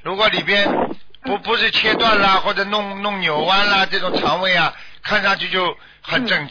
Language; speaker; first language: Chinese; native; Chinese